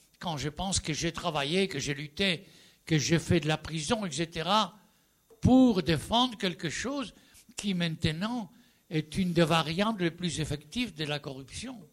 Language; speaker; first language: French; non-native, fluent; Spanish